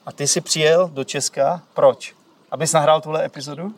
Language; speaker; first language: Czech; native; Czech